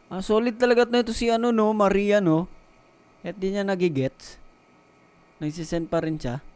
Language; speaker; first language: Filipino; non-native, local second language; Cebuano